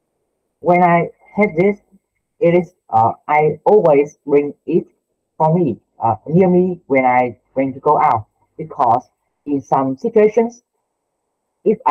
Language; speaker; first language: English; non-native, learner; Vietnamese